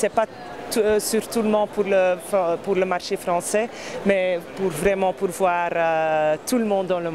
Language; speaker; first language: French; non-native, fluent; Dutch